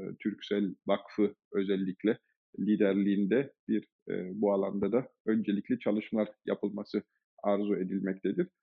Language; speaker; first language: Turkish; early bilingual, heritage; Turkish